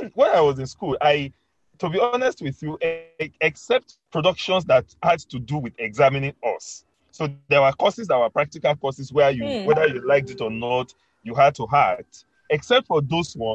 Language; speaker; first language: English; non-native, local second language; Yoruba